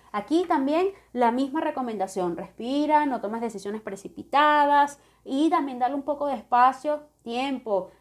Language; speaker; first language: Spanish; native; Spanish